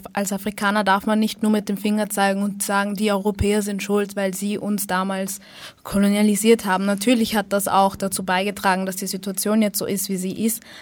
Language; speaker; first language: German; early bilingual, other home language; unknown